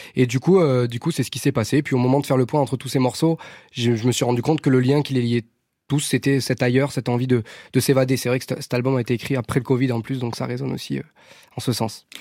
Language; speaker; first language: French; native; French